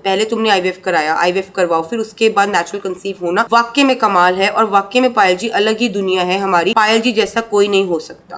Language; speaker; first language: Hindi; native; Hindi